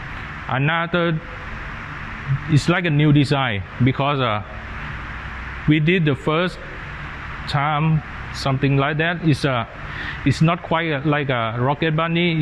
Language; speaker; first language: English; non-native, learner; Thai